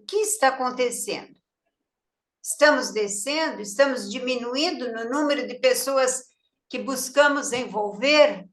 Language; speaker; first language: Portuguese; native; Portuguese